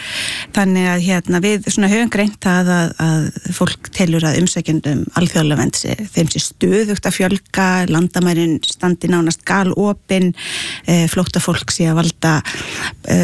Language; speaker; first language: Icelandic; native; Icelandic